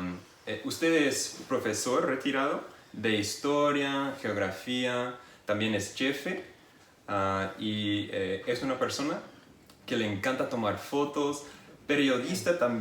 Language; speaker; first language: Spanish; non-native, fluent; English